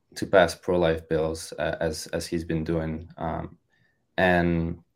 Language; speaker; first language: English; non-native, fluent; French